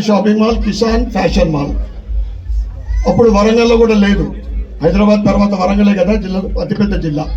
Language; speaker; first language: Telugu; native; Telugu